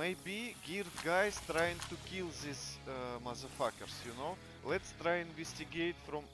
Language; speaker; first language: English; non-native, learner; Russian